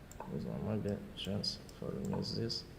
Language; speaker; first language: English; non-native, learner; Russian